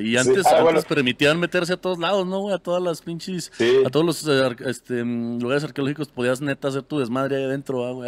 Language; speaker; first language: Spanish; native; Spanish